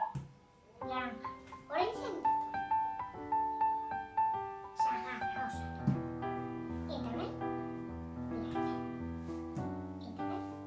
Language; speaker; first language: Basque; non-native, local second language; Spanish